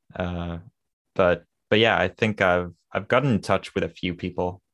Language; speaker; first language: English; non-native, fluent; Swedish